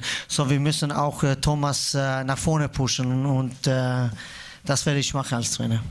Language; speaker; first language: German; non-native, fluent; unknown